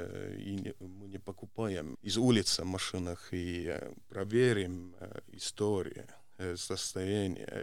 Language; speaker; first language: Russian; non-native, local second language; Estonian